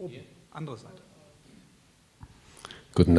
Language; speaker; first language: German; native; German